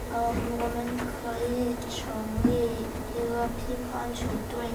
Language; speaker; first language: Chinese; non-native, learner; English